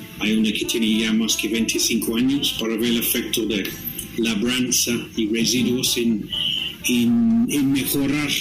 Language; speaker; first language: Spanish; non-native, fluent; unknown